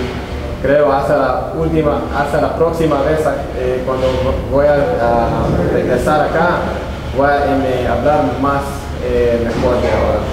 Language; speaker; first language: Spanish; non-native, learner; Hebrew